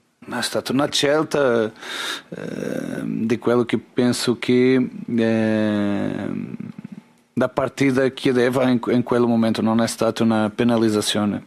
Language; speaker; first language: Italian; non-native, learner; Portuguese